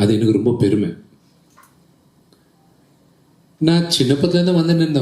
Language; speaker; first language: Tamil; early bilingual, heritage; Telugu